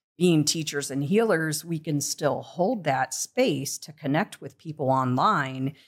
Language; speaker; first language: English; native; English